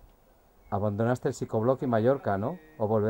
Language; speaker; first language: Spanish; native; Spanish